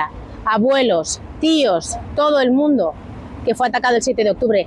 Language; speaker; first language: Spanish; native; Spanish